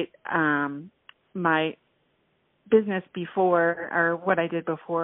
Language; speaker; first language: English; native; English